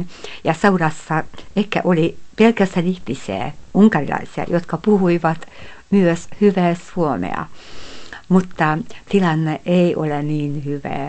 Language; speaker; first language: Finnish; non-native, fluent; Hungarian